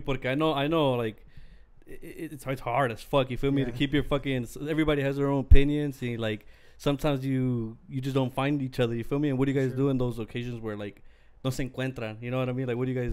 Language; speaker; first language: English; early bilingual, other home language; Spanish